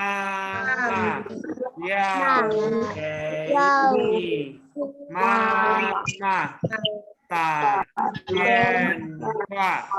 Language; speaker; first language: Chinese; non-native, fluent; Indonesian